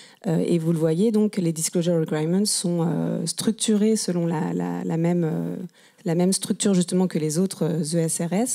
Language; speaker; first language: French; native; French